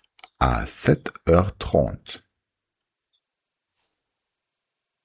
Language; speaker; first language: French; non-native, fluent; German